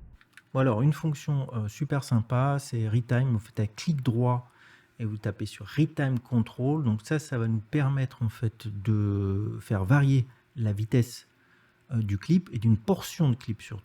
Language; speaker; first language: French; native; French